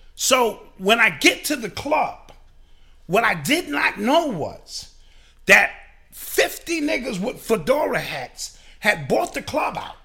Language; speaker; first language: English; native; English